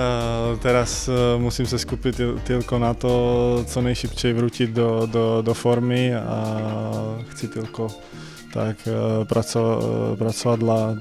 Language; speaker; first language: Polish; non-native, learner; Czech